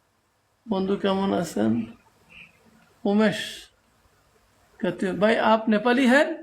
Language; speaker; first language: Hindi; non-native, learner; Bangla